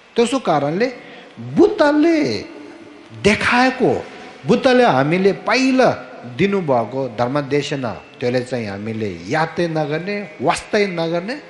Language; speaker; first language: Nepali; non-native, fluent; Tibetan